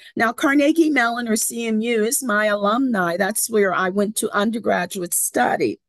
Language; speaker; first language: English; native; English